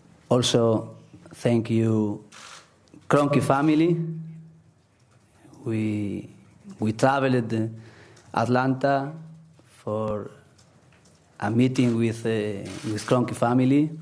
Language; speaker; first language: English; non-native, learner; Spanish